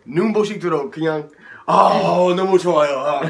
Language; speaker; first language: Korean; non-native, fluent; English